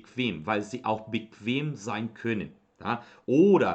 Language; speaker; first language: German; non-native, fluent; Portuguese